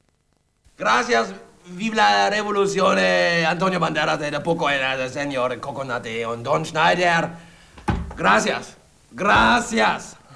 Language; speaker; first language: Spanish; non-native, fluent; German